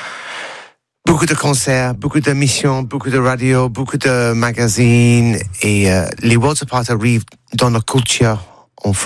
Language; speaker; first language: French; non-native, learner; English